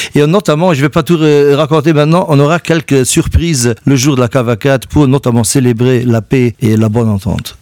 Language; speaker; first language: French; non-native, local second language; Luxembourgish